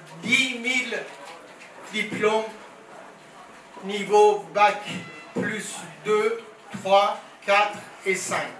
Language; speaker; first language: French; non-native, fluent; Persian